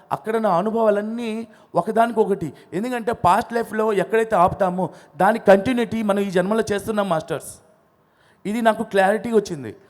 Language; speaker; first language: Telugu; non-native, local second language; Odia